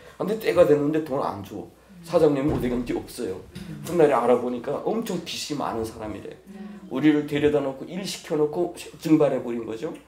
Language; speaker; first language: Korean; native; Korean